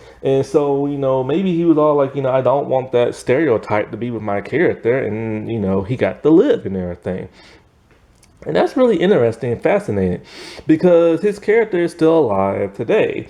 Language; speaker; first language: English; native; English